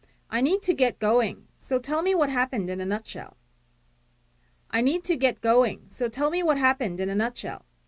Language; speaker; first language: English; early bilingual, other home language; Korean